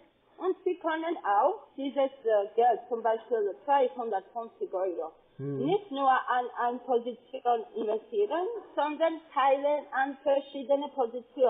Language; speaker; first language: German; non-native, fluent; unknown